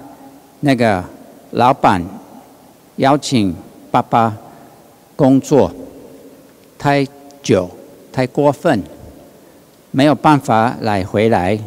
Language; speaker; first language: Chinese; non-native, learner; English